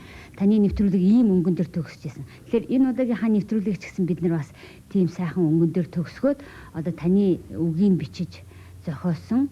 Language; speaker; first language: Mongolian; native; Mongolian